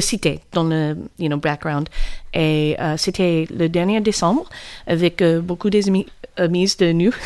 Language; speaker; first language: French; non-native, learner; English